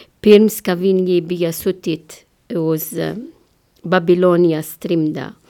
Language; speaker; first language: Latvian; non-native, learner; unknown